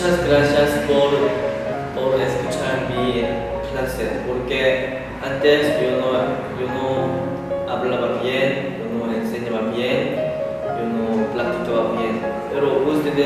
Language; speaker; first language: Spanish; non-native, learner; Korean